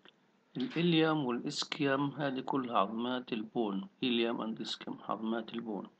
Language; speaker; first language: Arabic; native; Arabic